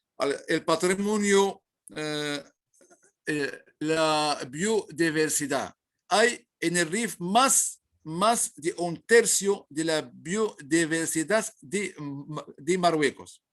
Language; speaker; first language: Spanish; non-native, learner; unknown